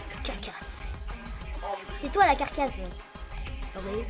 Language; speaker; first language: French; native; French